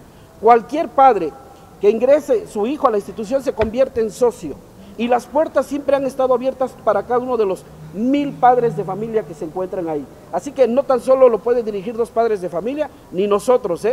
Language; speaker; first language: Spanish; native; Spanish